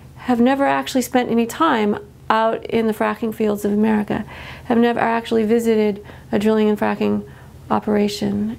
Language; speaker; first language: English; native; English